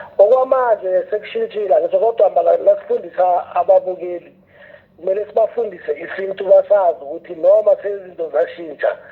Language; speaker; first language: Zulu; non-native, local second language; South Ndebele